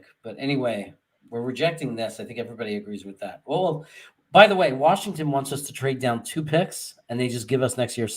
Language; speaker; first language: English; native; English